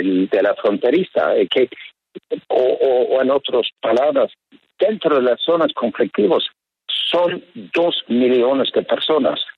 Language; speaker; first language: Spanish; non-native, fluent; Norwegian